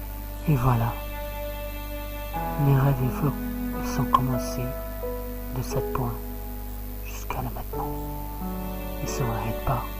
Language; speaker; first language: French; non-native, learner; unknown